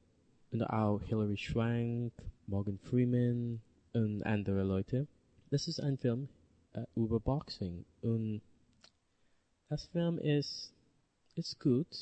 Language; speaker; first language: German; non-native, learner; English